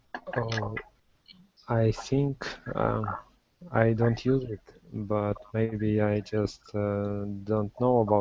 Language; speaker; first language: English; non-native, learner; Russian